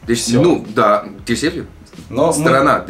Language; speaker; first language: Russian; non-native, learner; Dutch